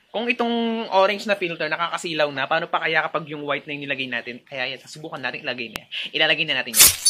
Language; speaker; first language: Filipino; native; Filipino